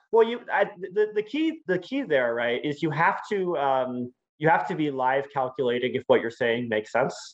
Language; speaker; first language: English; native; English